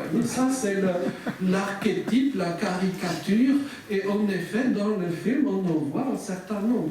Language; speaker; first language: French; native; French